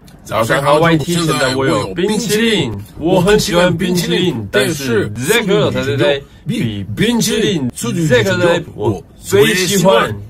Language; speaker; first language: Chinese; non-native, learner; English